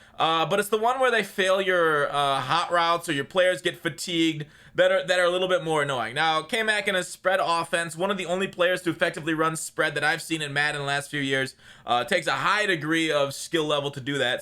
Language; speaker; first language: English; native; English